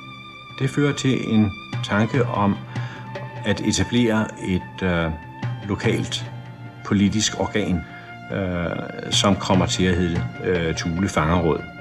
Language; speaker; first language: Danish; native; Danish